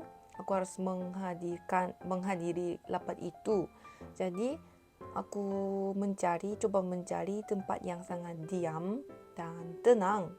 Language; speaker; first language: Indonesian; non-native, learner; Korean